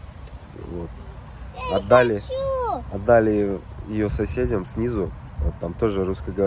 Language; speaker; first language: Russian; native; Russian